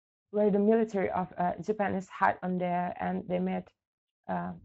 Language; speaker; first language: English; non-native, learner; Indonesian